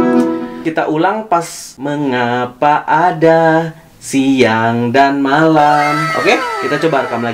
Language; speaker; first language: Indonesian; native; Indonesian